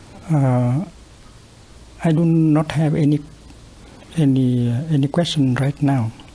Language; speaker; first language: English; non-native, fluent; Vietnamese